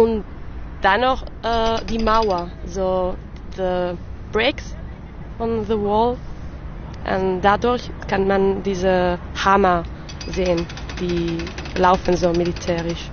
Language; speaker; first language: German; non-native, learner; French